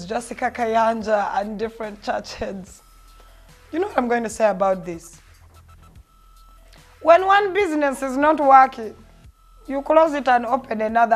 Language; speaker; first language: English; non-native, local second language; Ganda